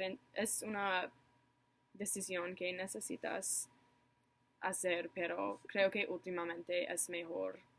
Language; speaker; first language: Spanish; non-native, learner; English